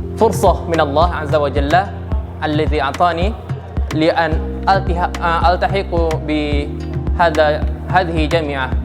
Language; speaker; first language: Arabic; non-native, fluent; Indonesian